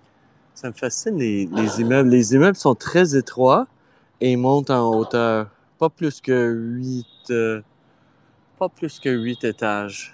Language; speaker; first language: French; non-native, fluent; English